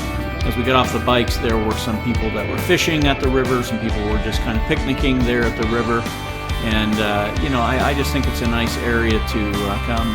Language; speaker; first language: English; native; English